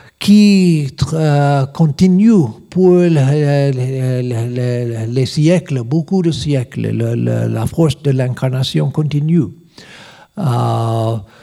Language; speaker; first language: French; non-native, learner; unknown